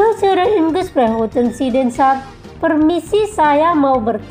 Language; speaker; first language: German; non-native, fluent; Indonesian